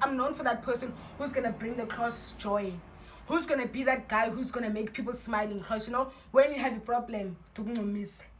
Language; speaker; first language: English; non-native, local second language; Xhosa